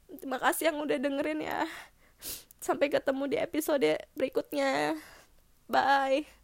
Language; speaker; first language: Indonesian; native; Indonesian